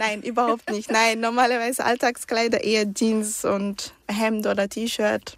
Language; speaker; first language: German; early bilingual, other home language; Arabic